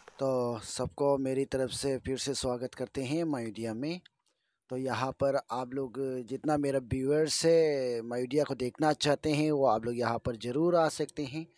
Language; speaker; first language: Hindi; non-native, local second language; Adi